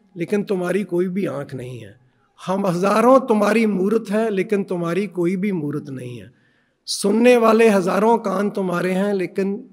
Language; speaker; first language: Hindi; non-native, local second language; Punjabi